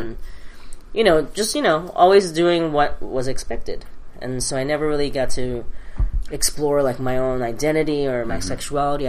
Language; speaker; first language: English; early bilingual, other home language; Cantonese